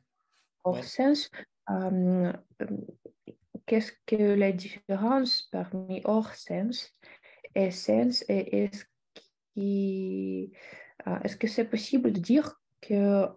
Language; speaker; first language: French; non-native, fluent; Russian